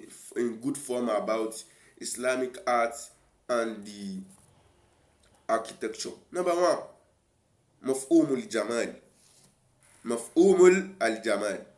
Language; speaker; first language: English; non-native, local second language; Yoruba